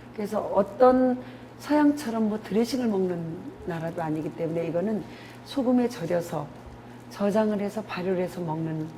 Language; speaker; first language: Korean; native; Korean